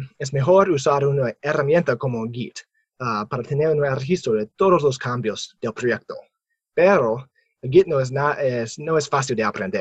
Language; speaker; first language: Spanish; non-native, fluent; English